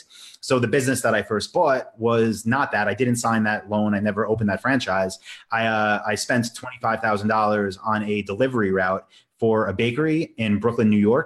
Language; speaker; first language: English; native; English